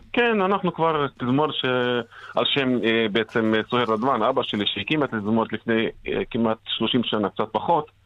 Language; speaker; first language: Hebrew; non-native, local second language; Arabic